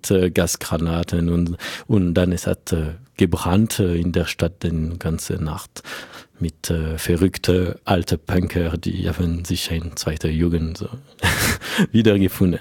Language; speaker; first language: German; non-native, fluent; French